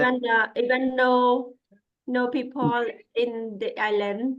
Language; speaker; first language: English; non-native, learner; Khmer